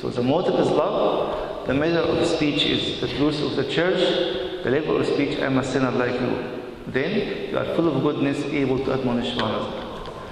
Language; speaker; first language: English; non-native, fluent; Arabic